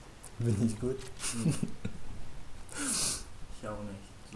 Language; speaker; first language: German; non-native, learner; Portuguese